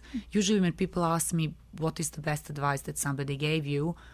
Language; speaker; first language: English; non-native, fluent; Serbian